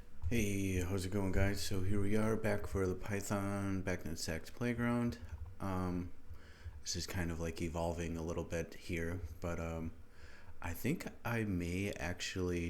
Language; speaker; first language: English; native; English